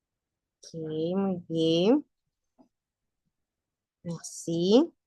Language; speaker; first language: French; non-native, learner; Spanish